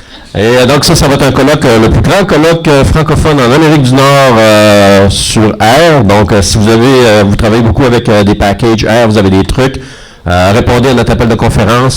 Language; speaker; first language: French; native; French